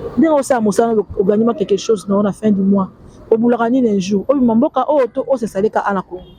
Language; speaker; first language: Lingala; native; Lingala